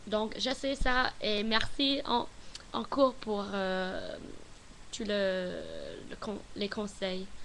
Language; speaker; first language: French; non-native, learner; English